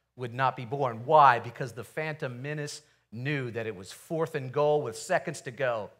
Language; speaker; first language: English; native; English